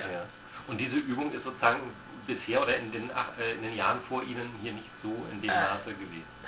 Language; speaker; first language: German; native; German